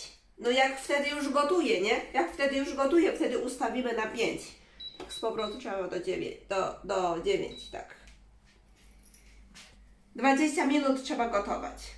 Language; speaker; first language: Polish; non-native, learner; Chinese